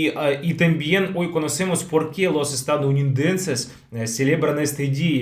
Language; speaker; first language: Spanish; non-native, fluent; Russian